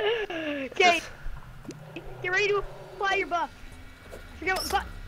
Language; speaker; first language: English; native; English